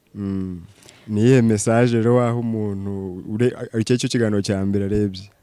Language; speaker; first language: Kinyarwanda; native; Kinyarwanda